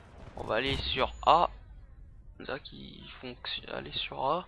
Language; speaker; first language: French; native; French